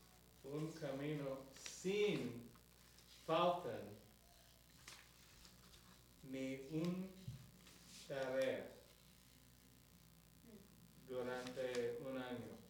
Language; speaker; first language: Spanish; non-native, learner; English